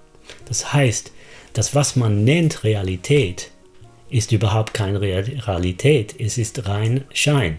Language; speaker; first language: German; non-native, fluent; English